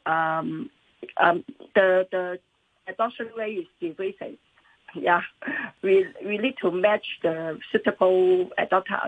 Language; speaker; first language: English; non-native, local second language; Cantonese